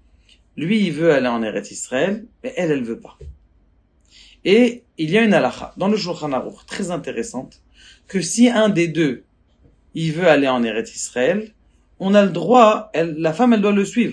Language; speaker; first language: French; native; French